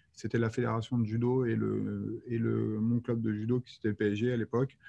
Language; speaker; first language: French; native; French